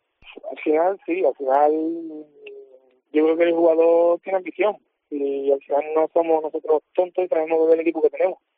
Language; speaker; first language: Spanish; native; Spanish